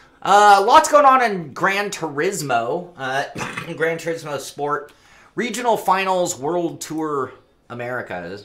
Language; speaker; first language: English; native; English